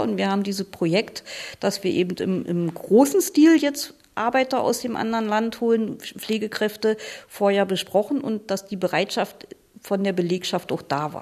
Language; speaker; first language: German; native; German